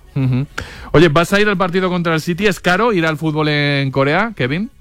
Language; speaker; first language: Spanish; native; Spanish